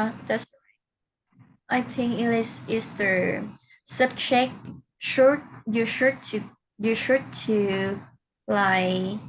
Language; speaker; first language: English; non-native, learner; Vietnamese